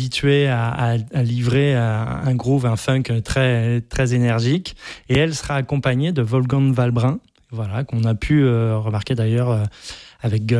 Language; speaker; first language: French; native; French